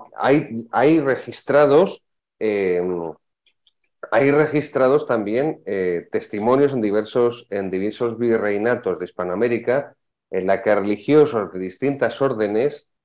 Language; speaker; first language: Spanish; native; Spanish